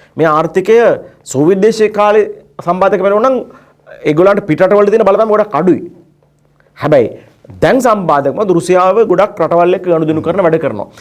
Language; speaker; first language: Sinhala; native; Sinhala